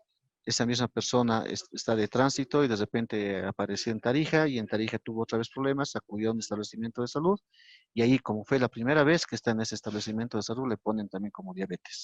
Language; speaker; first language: Spanish; native; Spanish